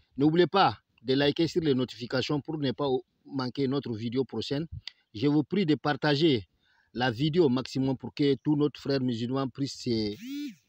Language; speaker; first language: French; non-native, local second language; Bambara